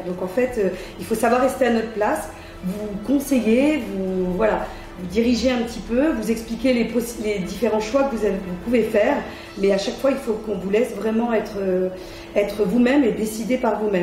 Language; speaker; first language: French; native; French